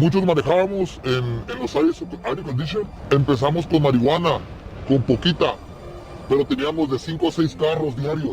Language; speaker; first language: Spanish; native; Spanish